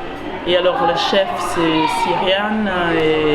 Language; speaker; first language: French; non-native, fluent; Italian